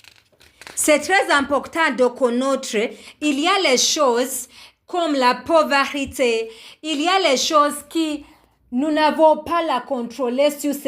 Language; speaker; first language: French; non-native, learner; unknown